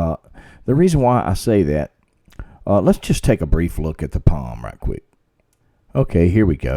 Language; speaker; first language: English; native; English